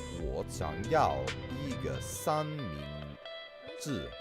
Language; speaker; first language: Chinese; non-native, learner; English